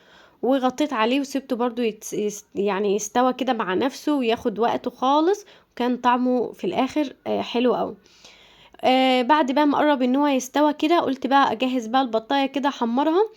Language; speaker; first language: Arabic; native; Arabic